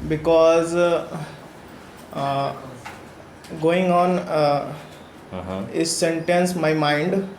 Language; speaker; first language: English; non-native, learner; Hindi